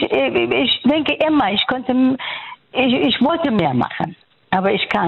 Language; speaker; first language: German; non-native, fluent; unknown